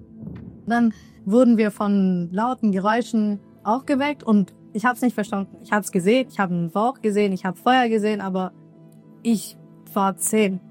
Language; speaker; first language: German; early bilingual, other home language; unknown